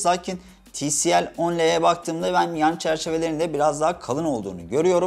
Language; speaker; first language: Turkish; native; Turkish